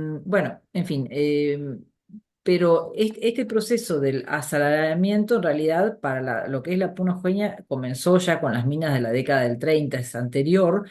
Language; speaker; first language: Spanish; native; Spanish